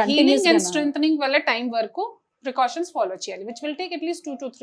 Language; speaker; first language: Telugu; non-native, fluent; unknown